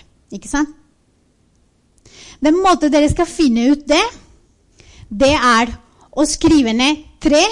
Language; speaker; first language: Norwegian; non-native, fluent; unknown